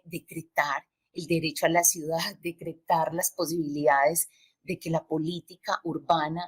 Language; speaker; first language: Spanish; native; Spanish